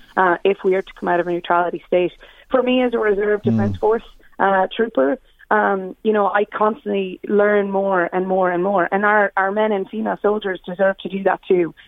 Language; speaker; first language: English; native; English